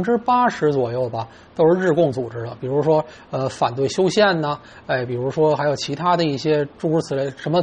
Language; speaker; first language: Chinese; native; Chinese